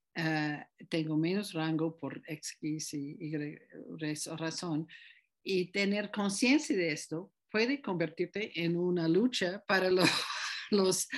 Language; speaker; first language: Spanish; non-native, fluent; English